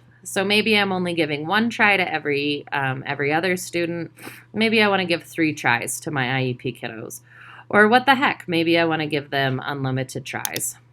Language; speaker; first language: English; native; English